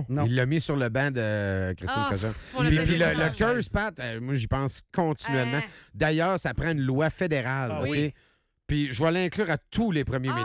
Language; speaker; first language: French; native; French